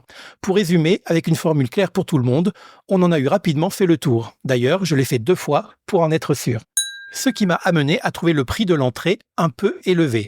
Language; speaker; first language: French; native; French